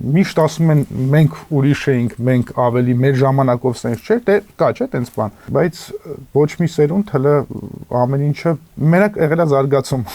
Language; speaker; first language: Armenian; native; Armenian